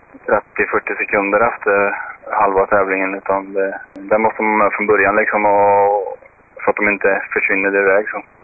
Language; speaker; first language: Swedish; native; Swedish